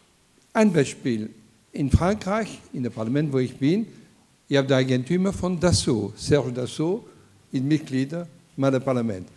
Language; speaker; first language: German; non-native, fluent; French